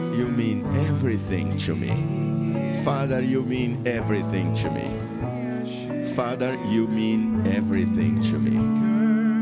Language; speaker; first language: English; non-native, learner; Portuguese